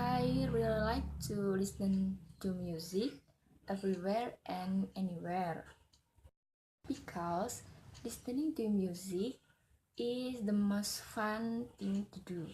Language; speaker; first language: English; non-native, learner; Indonesian